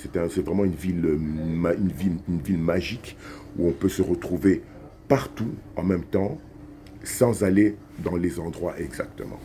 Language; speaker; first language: French; non-native, local second language; Lingala